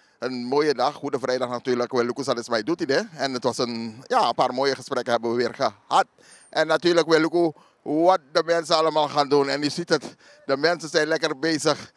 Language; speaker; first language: Dutch; native; Dutch